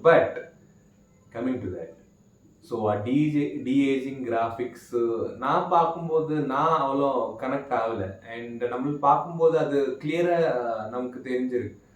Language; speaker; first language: Tamil; non-native, learner; Malayalam